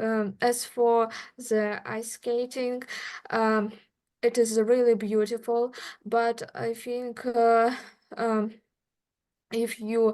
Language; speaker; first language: English; non-native, learner; Russian